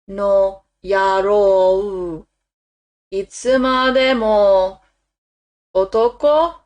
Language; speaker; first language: Japanese; non-native, learner; English